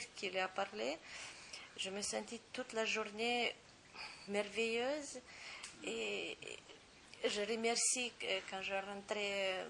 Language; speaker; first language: French; non-native, fluent; Romanian